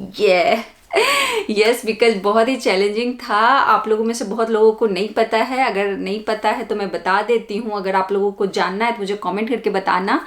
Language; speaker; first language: Hindi; native; Hindi